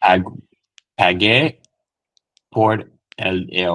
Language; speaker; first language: Spanish; non-native, learner; English